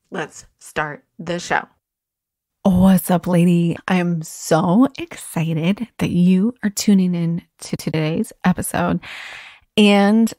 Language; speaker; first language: English; native; English